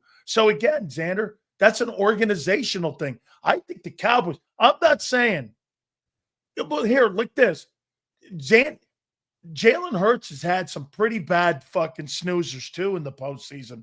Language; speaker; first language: English; native; English